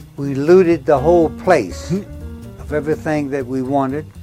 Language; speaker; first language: English; native; English